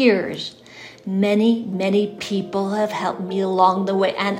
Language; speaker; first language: English; native; English